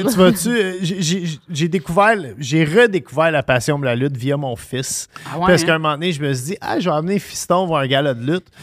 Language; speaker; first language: French; native; French